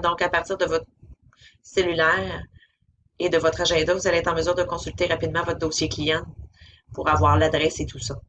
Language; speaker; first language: French; native; French